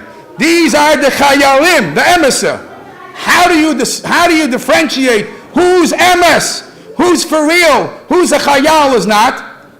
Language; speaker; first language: English; native; English